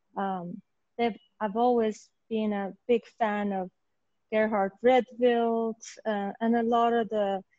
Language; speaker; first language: English; native; English